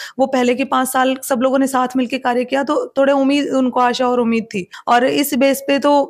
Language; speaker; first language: Hindi; native; Hindi